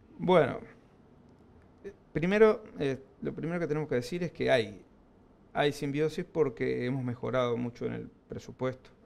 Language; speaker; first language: Spanish; native; Spanish